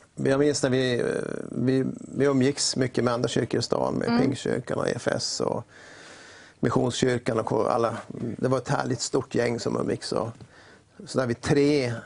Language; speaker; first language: Swedish; native; Swedish